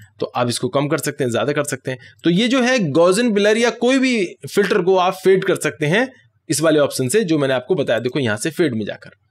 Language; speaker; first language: Hindi; native; Hindi